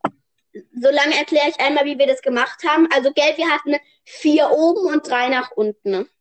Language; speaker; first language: German; native; German